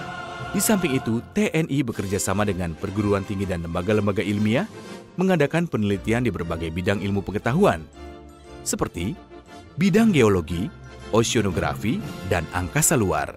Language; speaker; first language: Indonesian; native; Indonesian